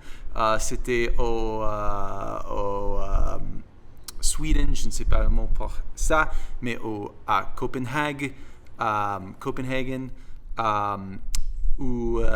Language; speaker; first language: French; non-native, fluent; English